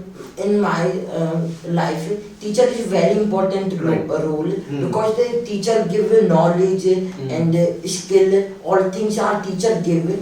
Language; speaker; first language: English; non-native, learner; Hindi